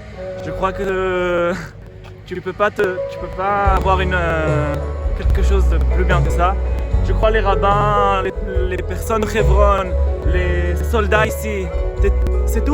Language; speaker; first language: French; early bilingual, heritage; French